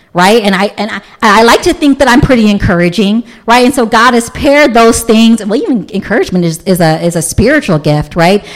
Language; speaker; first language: English; native; English